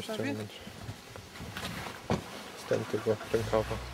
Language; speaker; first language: Polish; native; Polish